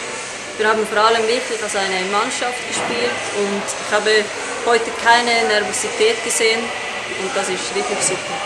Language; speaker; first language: German; non-native, fluent; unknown